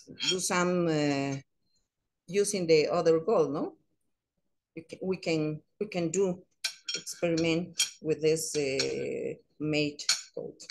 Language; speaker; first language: English; non-native, learner; Spanish